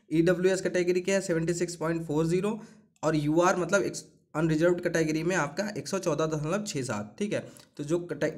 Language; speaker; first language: Hindi; native; Hindi